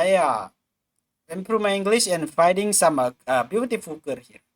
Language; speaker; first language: English; non-native, learner; Lao